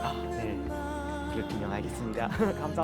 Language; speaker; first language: Korean; non-native, learner; Cantonese